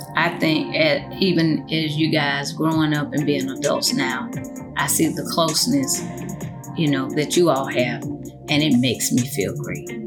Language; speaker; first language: English; native; English